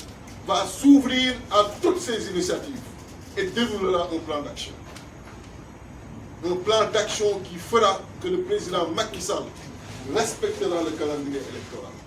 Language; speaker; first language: French; non-native, local second language; Wolof